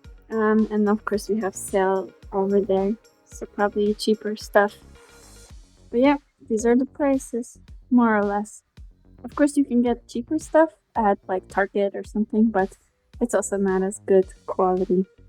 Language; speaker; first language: English; non-native, fluent; Polish